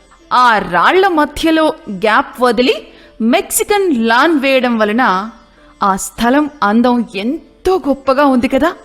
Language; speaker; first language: Telugu; native; Telugu